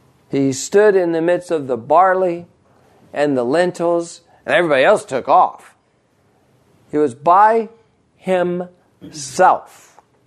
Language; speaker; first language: English; native; English